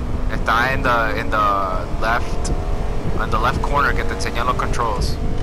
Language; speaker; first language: Spanish; early bilingual, heritage; Spanish